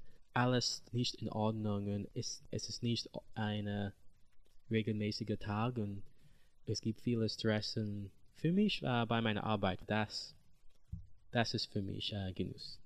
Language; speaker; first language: German; non-native, learner; English